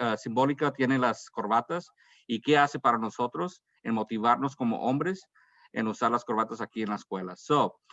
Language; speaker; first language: Spanish; early bilingual, heritage; Spanish